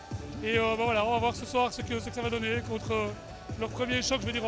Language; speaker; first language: French; native; French